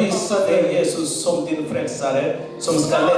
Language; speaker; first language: Swedish; non-native, learner; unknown